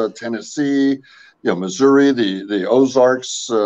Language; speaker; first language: English; native; English